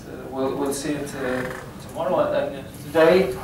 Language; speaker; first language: English; non-native, learner; Lithuanian